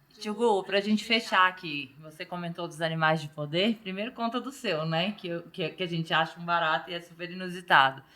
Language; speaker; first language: Portuguese; native; Portuguese